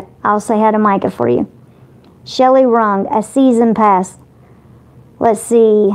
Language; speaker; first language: English; native; English